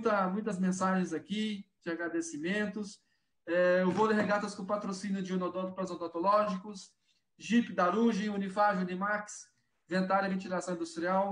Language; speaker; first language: Portuguese; native; Portuguese